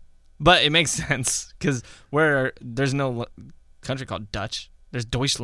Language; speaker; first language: English; native; English